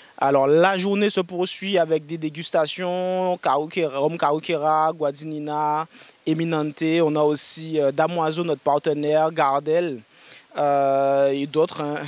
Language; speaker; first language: French; native; French